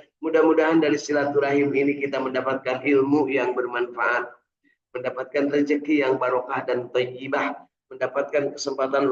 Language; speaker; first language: Indonesian; native; Indonesian